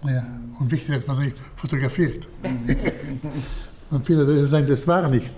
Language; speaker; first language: German; non-native, fluent; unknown